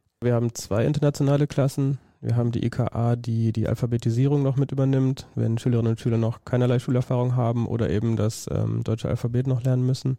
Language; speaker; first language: German; native; German